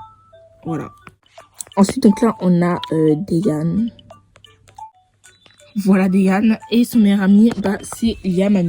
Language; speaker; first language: French; native; French